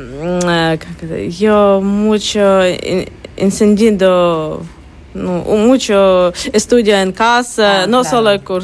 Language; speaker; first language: Spanish; non-native, learner; Ukrainian